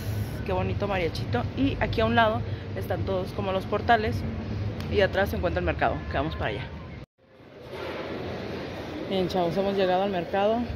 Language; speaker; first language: Spanish; native; Spanish